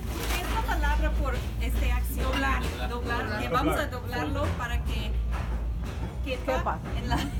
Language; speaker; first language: Spanish; non-native, fluent; English